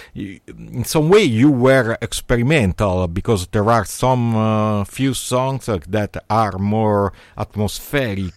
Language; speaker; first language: English; non-native, learner; Italian